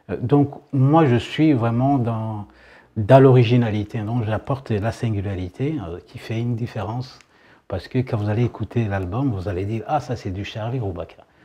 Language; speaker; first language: French; non-native, local second language; Kinyarwanda